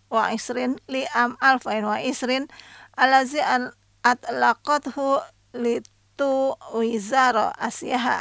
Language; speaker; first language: Arabic; non-native, fluent; Indonesian